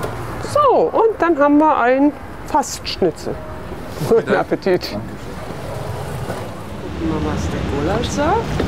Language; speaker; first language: German; native; German